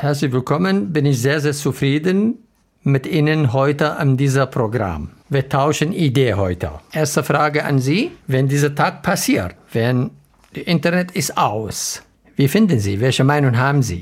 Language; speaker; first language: German; non-native, learner; Arabic